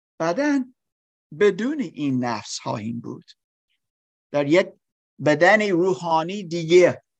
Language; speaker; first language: Persian; non-native, learner; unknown